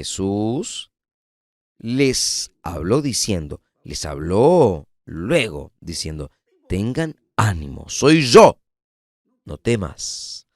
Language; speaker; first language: Spanish; non-native, fluent; Portuguese